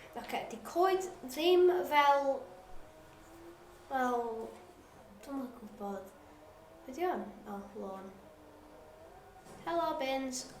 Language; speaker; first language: Welsh; non-native, local second language; English